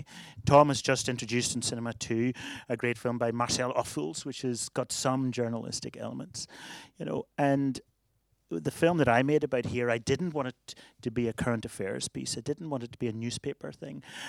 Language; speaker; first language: English; native; English